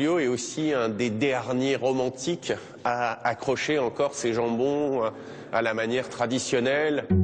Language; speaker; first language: French; native; French